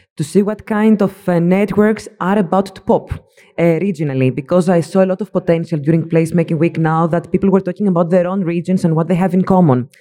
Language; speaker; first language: English; non-native, fluent; Greek